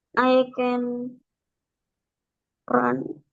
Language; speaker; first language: English; non-native, learner; Indonesian